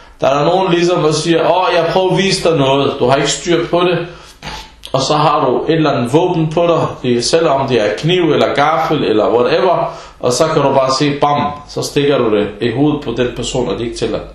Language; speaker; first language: Danish; early bilingual, other home language; Arabic